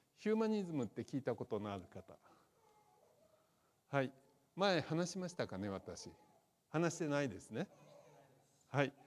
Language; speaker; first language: Japanese; native; Japanese